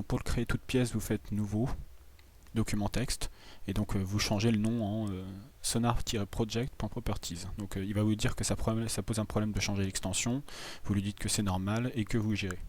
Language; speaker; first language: French; native; French